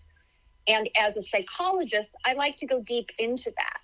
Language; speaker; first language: English; native; English